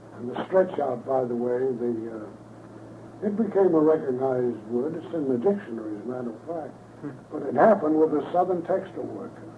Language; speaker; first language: English; native; English